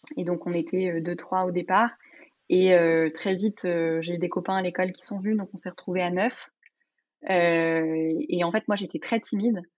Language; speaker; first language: French; early bilingual, other home language; Arabic